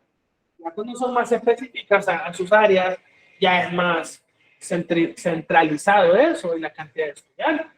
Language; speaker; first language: Spanish; native; Spanish